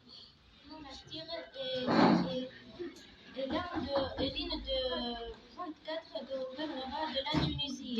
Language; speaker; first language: French; non-native, learner; Arabic